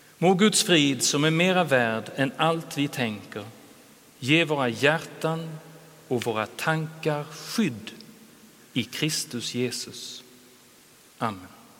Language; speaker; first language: Swedish; native; Swedish